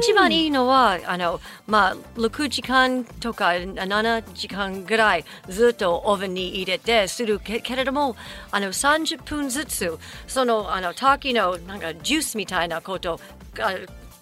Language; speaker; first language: Japanese; non-native, fluent; English